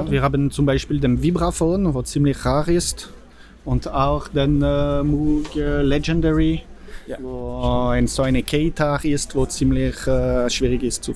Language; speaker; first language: German; non-native, fluent; French